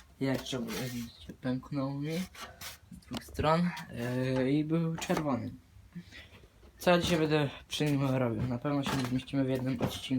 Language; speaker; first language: Polish; native; Polish